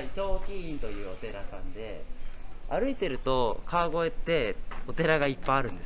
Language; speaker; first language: Japanese; native; Japanese